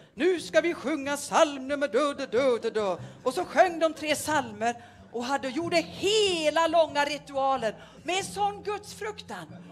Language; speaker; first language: Swedish; non-native, fluent; Norwegian